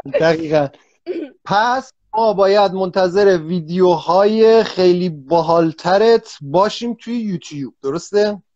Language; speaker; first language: Persian; native; Persian